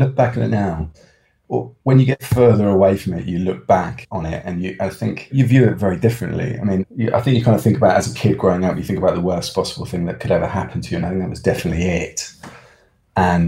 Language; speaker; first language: English; native; English